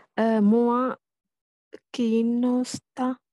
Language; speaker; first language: Finnish; non-native, learner; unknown